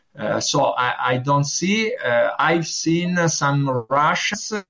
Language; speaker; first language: English; non-native, learner; Italian